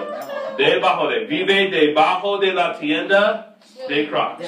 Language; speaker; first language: Spanish; non-native, fluent; English